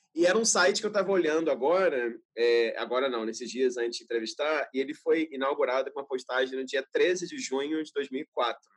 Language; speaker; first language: Portuguese; native; Portuguese